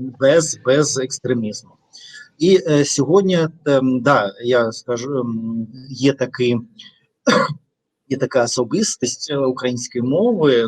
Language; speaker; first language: Ukrainian; non-native, fluent; Russian